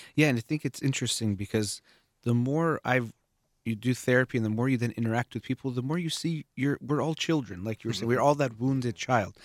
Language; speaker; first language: English; early bilingual, other home language; Persian